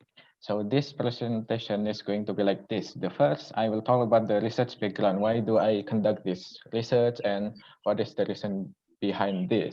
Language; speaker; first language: English; non-native, local second language; Indonesian